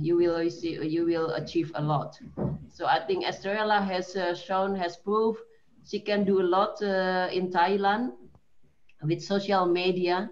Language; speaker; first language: English; non-native, fluent; Indonesian